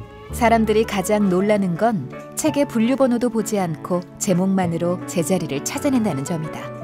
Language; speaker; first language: Korean; native; Korean